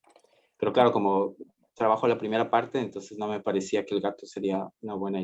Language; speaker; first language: Spanish; native; Spanish